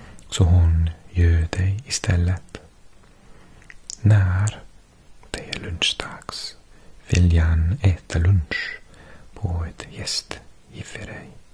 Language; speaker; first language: Swedish; non-native, learner; Welsh